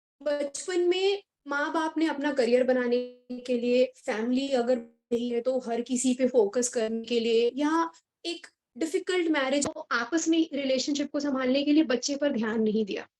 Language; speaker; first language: Hindi; native; Hindi